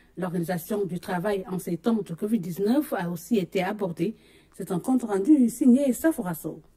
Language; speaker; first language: French; non-native, local second language; Wolof